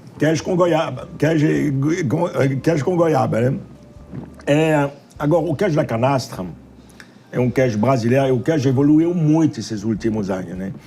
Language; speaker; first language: Portuguese; non-native, fluent; French